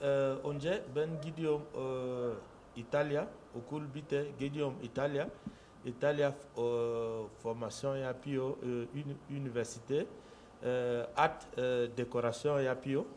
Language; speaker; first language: Turkish; non-native, learner; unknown